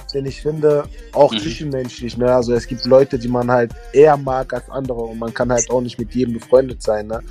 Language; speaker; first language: German; early bilingual, other home language; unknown